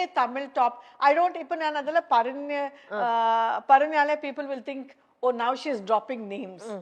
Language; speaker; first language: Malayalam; non-native, fluent; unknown